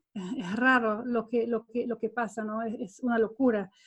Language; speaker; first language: Spanish; non-native, fluent; Swedish